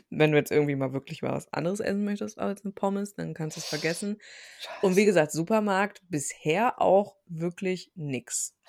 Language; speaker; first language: German; early bilingual, other home language; Turkish